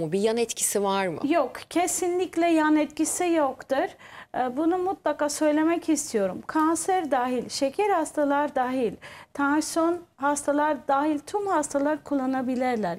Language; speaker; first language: Turkish; non-native, fluent; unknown